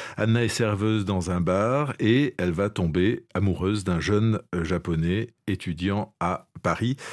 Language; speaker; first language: French; native; French